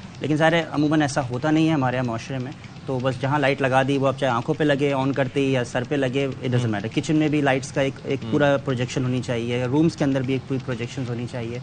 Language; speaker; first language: Urdu; native; Urdu